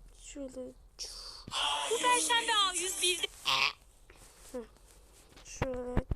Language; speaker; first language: Turkish; native; Turkish